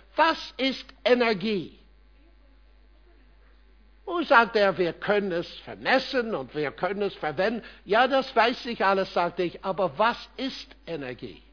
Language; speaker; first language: German; non-native, fluent; English